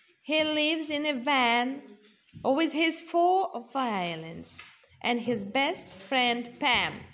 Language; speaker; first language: English; non-native, fluent; Ukrainian